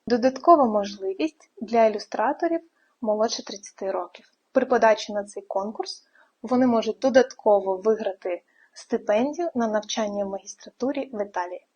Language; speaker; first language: Ukrainian; native; Ukrainian